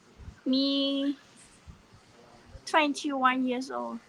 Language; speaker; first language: English; non-native, learner; Khmer